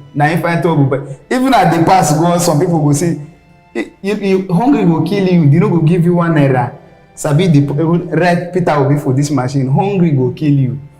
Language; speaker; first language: Nigerian Pidgin; non-native, local second language; Hausa